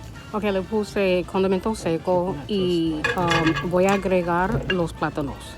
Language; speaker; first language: Spanish; early bilingual, heritage; Spanish